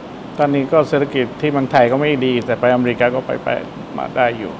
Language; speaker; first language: Thai; non-native, fluent; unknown